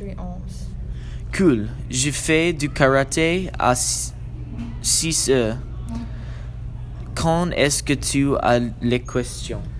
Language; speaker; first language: French; non-native, learner; English